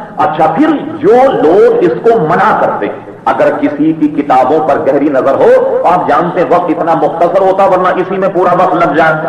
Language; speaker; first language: Urdu; native; Urdu